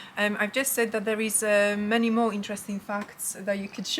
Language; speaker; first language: English; non-native, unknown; Polish